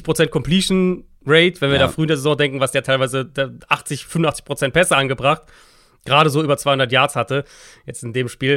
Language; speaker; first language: German; native; German